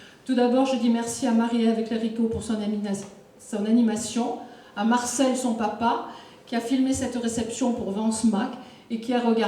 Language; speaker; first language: French; native; French